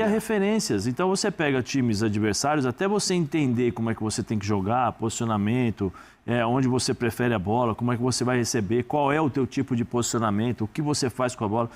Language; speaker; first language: Portuguese; native; Portuguese